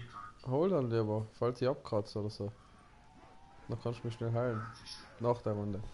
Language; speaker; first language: German; native; German